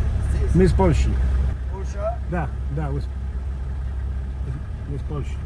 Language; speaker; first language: Russian; non-native, learner; Polish